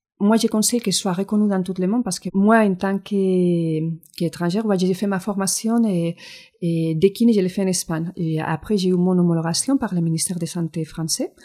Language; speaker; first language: French; non-native, fluent; Spanish